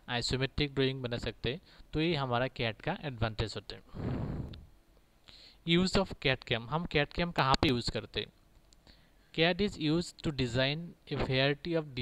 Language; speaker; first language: Hindi; native; Hindi